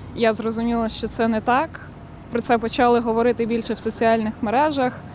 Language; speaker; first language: Ukrainian; native; Ukrainian